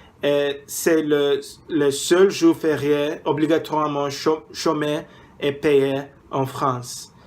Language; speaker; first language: French; non-native, learner; English